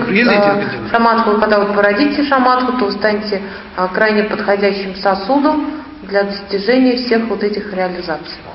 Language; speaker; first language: Russian; native; Russian